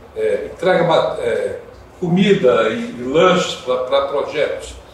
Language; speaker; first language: Portuguese; non-native, fluent; Dutch